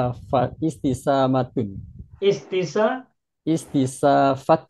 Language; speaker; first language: Arabic; non-native, learner; Indonesian